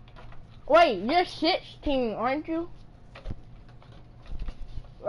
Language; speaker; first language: English; native; English